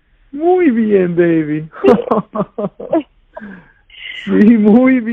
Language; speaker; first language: Spanish; non-native, learner; English